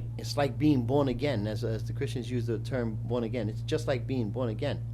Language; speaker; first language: English; native; English